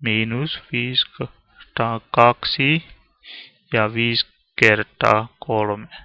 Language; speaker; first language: Finnish; non-native, learner; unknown